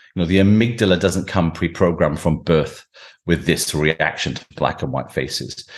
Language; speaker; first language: English; native; English